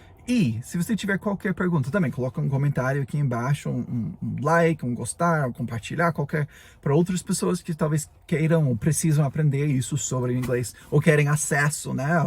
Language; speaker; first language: Portuguese; non-native, fluent; English